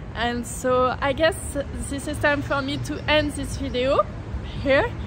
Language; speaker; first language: English; non-native, fluent; French